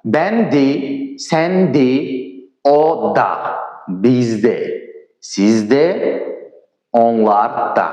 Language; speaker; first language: Turkish; non-native, fluent; Uzbek